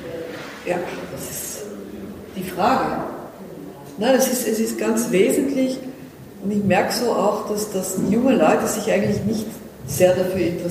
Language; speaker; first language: German; non-native, fluent; Dutch